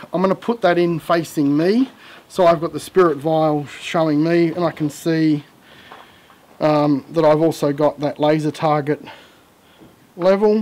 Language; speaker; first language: English; native; English